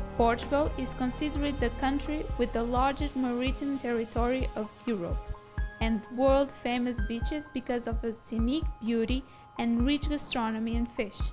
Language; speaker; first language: English; non-native, fluent; Portuguese